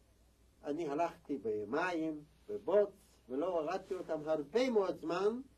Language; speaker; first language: Hebrew; non-native, fluent; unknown